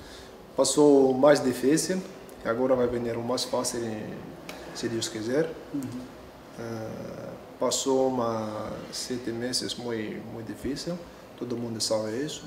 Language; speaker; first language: Portuguese; non-native, learner; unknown